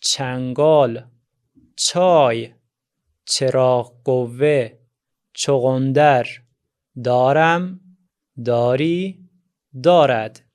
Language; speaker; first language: Persian; non-native, fluent; Azerbaijani